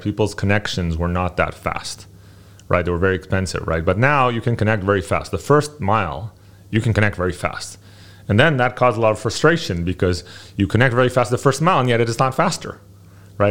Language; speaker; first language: English; early bilingual, other home language; Hebrew